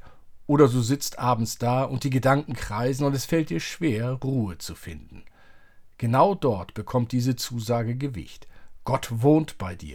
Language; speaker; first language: German; native; German